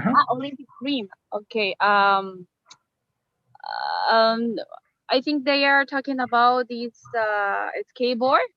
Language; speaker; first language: English; non-native, fluent; Spanish